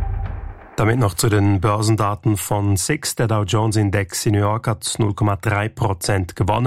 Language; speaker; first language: German; native; German